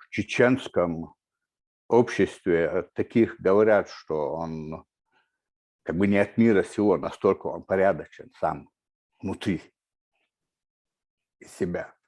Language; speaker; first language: Russian; non-native, local second language; Chechen